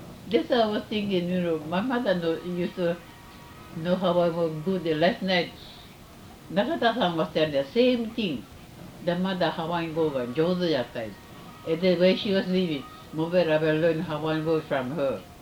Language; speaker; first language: English; early bilingual, other home language; Japanese